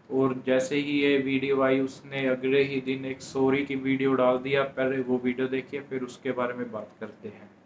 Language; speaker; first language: Hindi; non-native, local second language; Punjabi